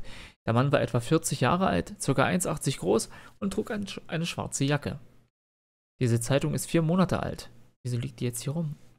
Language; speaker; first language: German; native; German